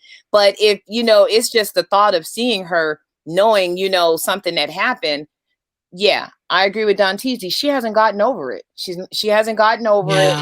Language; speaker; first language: English; native; English